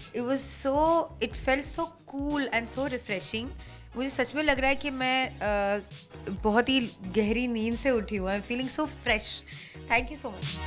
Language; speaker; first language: Hindi; non-native, local second language; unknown